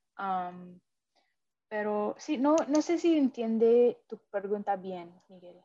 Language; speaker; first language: Spanish; early bilingual, heritage; Spanish